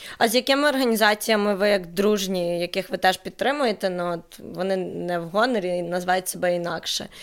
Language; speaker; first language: Ukrainian; native; Ukrainian